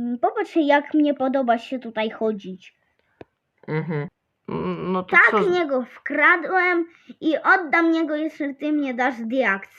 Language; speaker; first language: Polish; non-native, learner; Russian